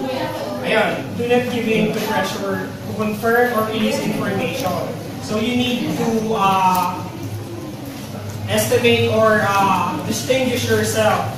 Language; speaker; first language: English; non-native, local second language; Filipino